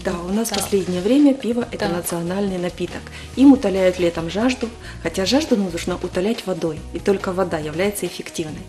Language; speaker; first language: Russian; native; Russian